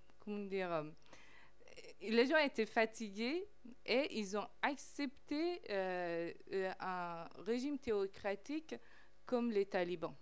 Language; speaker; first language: French; non-native, fluent; Persian